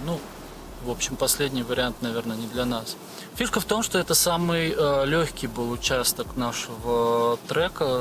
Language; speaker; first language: Russian; native; Russian